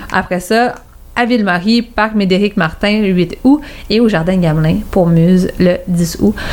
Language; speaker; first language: French; native; French